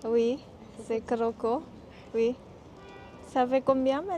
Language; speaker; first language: French; non-native, learner; Indonesian